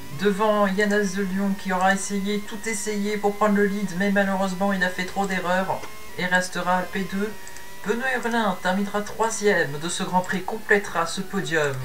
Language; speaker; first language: French; native; French